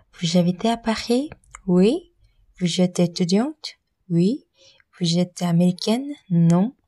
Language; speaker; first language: French; non-native, learner; Korean